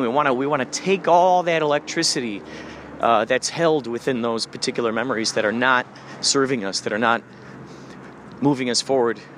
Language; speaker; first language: English; native; English